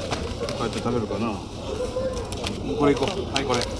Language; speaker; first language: Japanese; native; Japanese